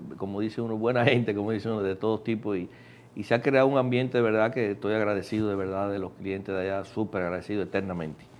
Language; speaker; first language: Spanish; native; Spanish